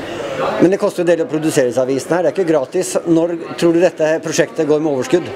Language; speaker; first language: Norwegian; native; Norwegian